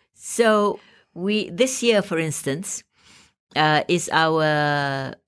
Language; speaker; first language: English; non-native, local second language; Malay